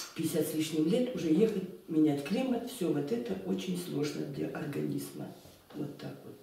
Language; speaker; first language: Russian; native; Russian